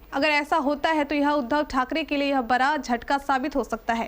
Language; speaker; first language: Hindi; native; Hindi